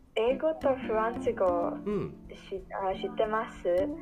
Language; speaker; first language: Japanese; non-native, fluent; English